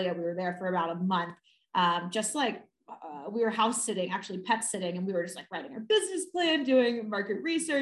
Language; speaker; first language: English; native; English